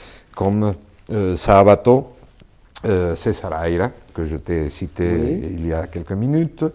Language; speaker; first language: French; non-native, fluent; Spanish